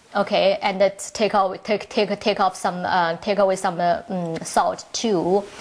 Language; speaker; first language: English; non-native, learner; Chinese